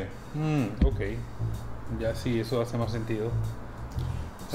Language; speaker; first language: Spanish; native; Spanish